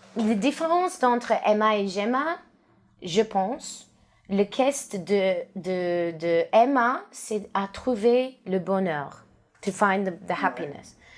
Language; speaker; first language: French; non-native, learner; English